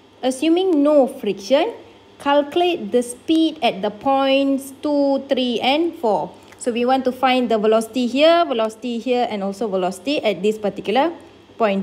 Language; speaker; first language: English; non-native, local second language; Malay